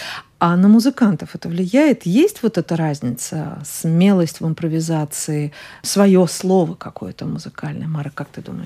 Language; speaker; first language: Russian; native; Russian